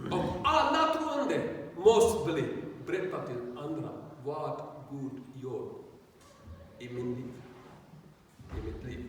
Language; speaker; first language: Swedish; non-native, learner; Urdu